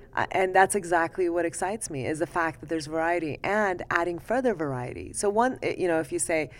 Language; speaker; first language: English; early bilingual, other home language; Persian